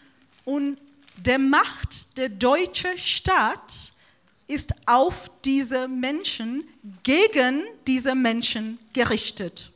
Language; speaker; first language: German; non-native, fluent; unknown